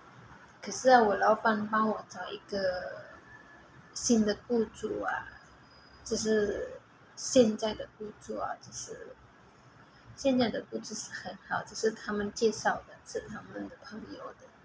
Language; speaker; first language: Chinese; non-native, learner; Indonesian